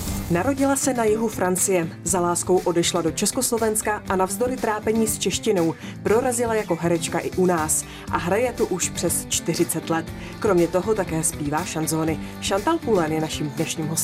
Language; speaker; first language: Czech; native; Czech